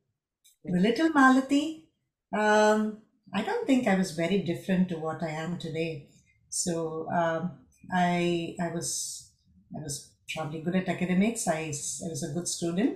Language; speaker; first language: English; non-native, local second language; Tamil